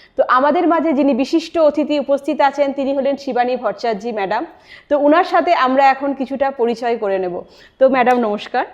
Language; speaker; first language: Bangla; native; Bangla